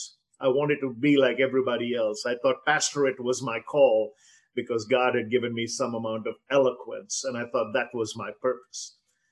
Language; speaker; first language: English; non-native, local second language; Telugu